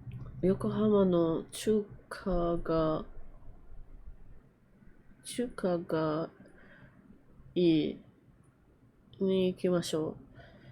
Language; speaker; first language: Japanese; non-native, learner; English